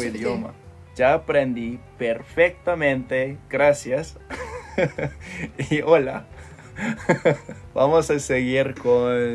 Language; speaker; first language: Spanish; non-native, fluent; English